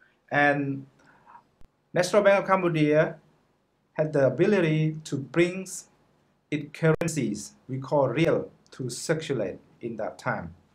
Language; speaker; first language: English; non-native, fluent; Khmer